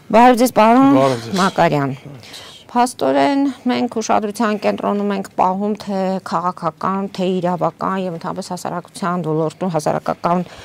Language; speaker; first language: Armenian; native; Armenian